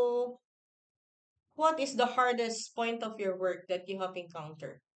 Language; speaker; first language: English; non-native, fluent; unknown